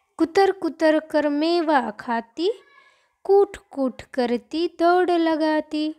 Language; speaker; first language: Hindi; non-native, local second language; Marathi